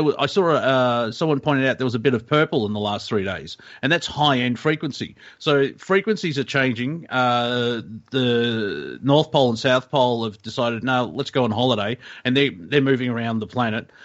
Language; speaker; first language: English; native; English